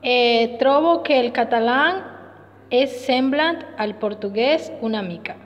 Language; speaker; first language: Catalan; non-native, learner; Spanish